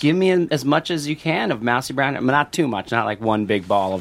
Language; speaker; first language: English; native; English